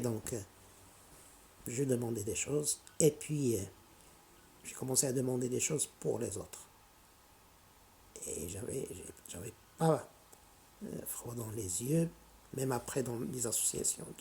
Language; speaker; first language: French; non-native, local second language; Arabic